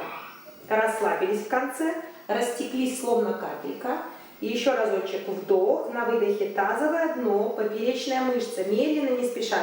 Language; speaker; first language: Russian; native; Russian